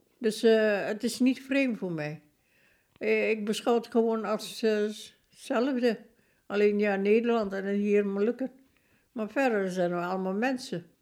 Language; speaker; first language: Dutch; non-native, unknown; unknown